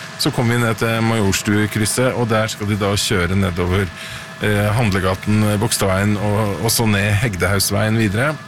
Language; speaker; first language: Norwegian; native; Norwegian